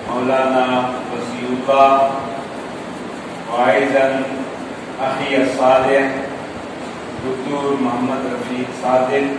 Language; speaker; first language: Arabic; non-native, learner; Urdu